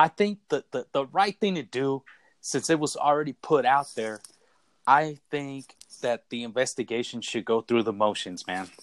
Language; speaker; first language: English; early bilingual, other home language; Spanish